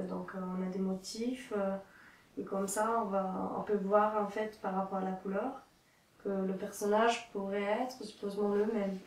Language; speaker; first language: French; non-native, fluent; Italian